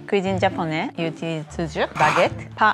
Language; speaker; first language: French; non-native, learner; Japanese